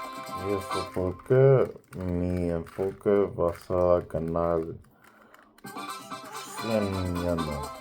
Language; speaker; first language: Spanish; non-native, learner; English